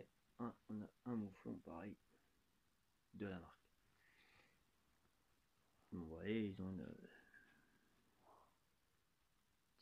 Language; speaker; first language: French; native; French